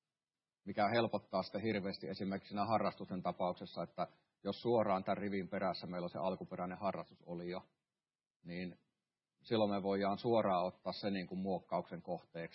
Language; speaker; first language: Finnish; native; Finnish